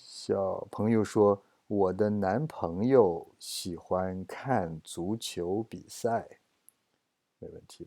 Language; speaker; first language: Chinese; non-native, fluent; English